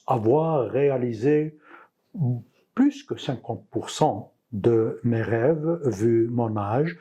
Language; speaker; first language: French; non-native, local second language; Arabic